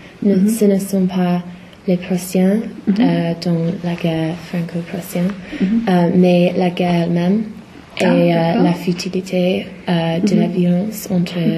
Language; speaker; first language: French; non-native, learner; English